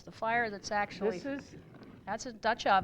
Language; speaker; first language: English; native; English